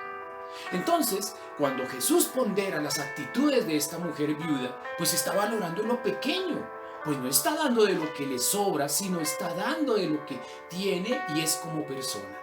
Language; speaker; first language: Spanish; native; Spanish